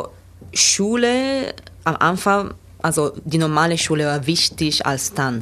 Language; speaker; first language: German; non-native, learner; Italian